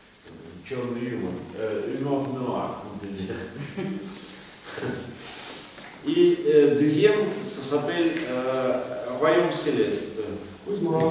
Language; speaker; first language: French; non-native, fluent; Russian